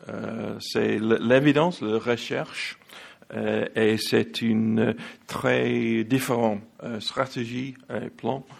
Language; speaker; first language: French; non-native, learner; English